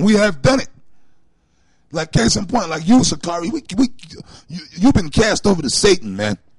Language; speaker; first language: English; native; English